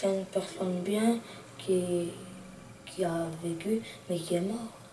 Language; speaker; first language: French; early bilingual, other home language; Chechen